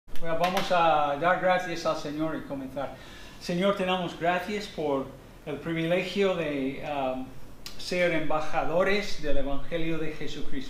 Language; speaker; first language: Spanish; non-native, fluent; English